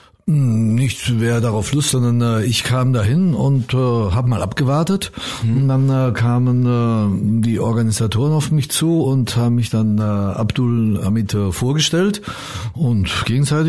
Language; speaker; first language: German; native; German